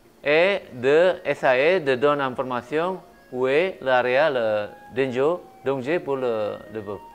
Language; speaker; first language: French; non-native, fluent; Indonesian